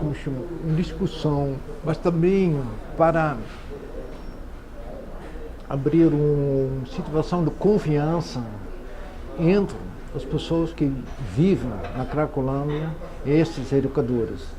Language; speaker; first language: Portuguese; non-native, fluent; Dutch